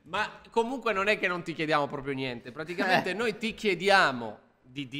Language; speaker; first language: Italian; native; Italian